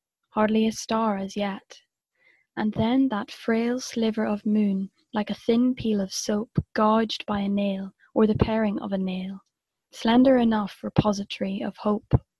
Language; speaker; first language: English; native; English